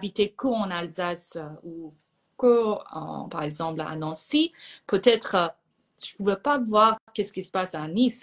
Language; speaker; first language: French; non-native, fluent; Persian